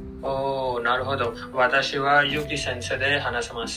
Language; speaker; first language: Japanese; non-native, learner; English